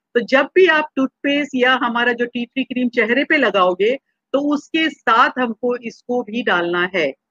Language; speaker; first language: Hindi; non-native, local second language; Marathi